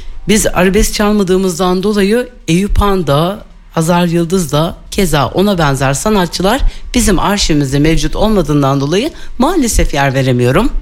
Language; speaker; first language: Turkish; native; Turkish